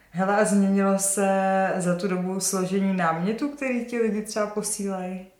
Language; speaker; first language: Czech; native; Czech